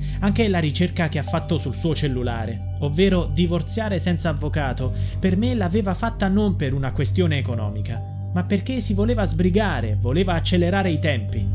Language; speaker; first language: Italian; native; Italian